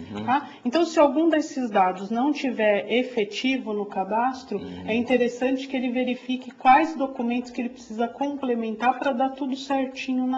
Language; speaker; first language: Portuguese; native; Portuguese